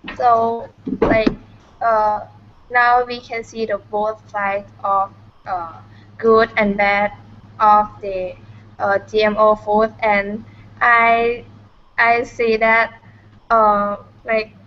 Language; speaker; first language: English; non-native, learner; Thai